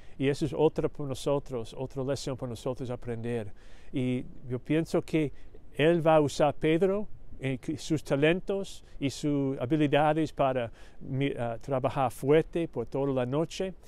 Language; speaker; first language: Spanish; non-native, learner; English